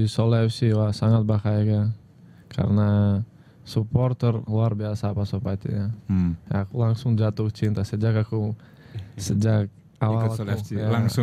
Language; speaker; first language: Indonesian; non-native, fluent; Russian